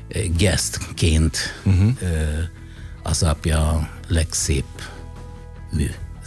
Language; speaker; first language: Hungarian; non-native, fluent; Italian